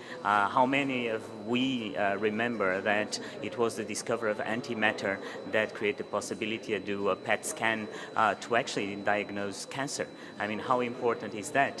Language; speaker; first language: English; non-native, fluent; Portuguese